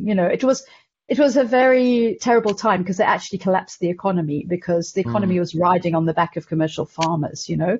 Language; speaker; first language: English; native; English